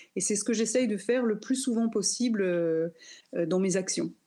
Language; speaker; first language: French; native; French